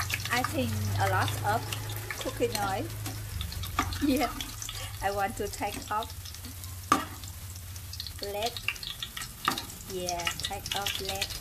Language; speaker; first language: English; non-native, learner; Vietnamese